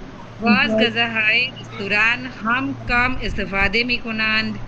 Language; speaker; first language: Persian; non-native, learner; Urdu